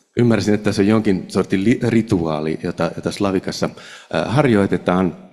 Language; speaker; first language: Finnish; native; Finnish